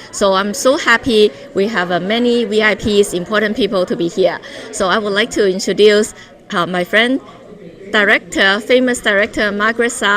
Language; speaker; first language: English; non-native, fluent; Chinese